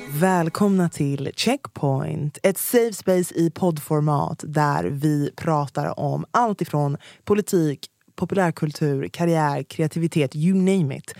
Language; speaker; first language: Swedish; native; Swedish